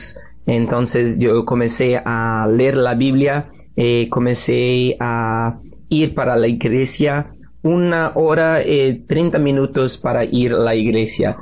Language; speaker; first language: Spanish; non-native, learner; Portuguese